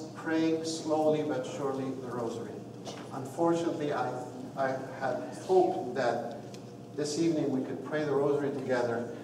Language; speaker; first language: English; non-native, fluent; Arabic